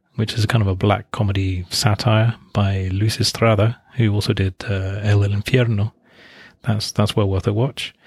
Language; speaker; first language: English; native; English